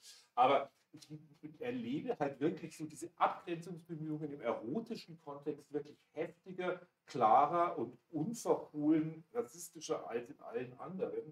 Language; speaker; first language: German; native; German